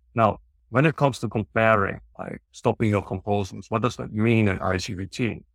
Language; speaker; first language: English; non-native, fluent; Dutch